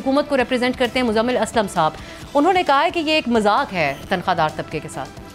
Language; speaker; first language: Urdu; native; Urdu